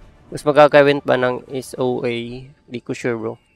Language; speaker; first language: Filipino; native; Filipino